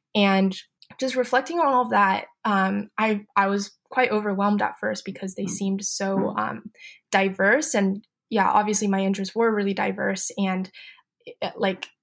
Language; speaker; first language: English; non-native, fluent; Chinese